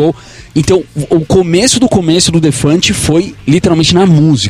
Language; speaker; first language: Portuguese; native; Portuguese